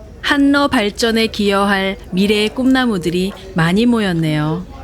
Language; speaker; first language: Korean; native; Korean